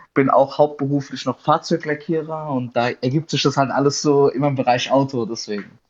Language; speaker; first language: German; native; German